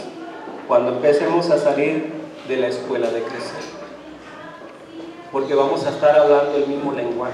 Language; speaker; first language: Spanish; native; Spanish